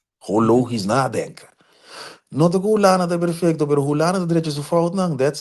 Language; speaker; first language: Dutch; non-native, local second language; Papiamento